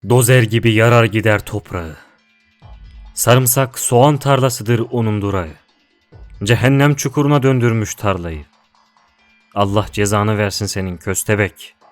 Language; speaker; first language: Turkish; native; Turkish